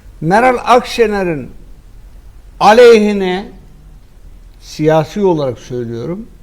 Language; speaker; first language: Turkish; native; Turkish